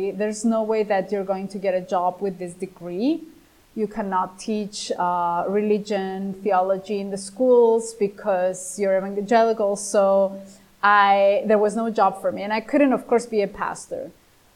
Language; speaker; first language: English; non-native, fluent; Greek